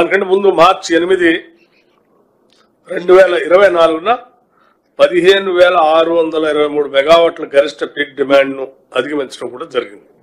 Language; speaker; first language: Telugu; native; Telugu